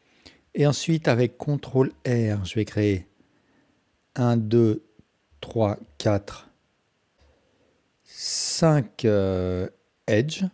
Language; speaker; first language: French; native; French